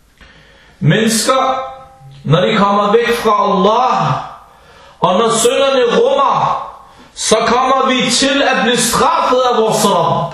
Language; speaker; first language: Danish; early bilingual, other home language; Arabic